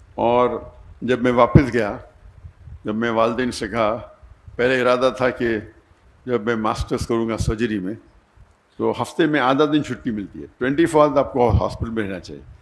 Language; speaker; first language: Urdu; non-native, local second language; Konkani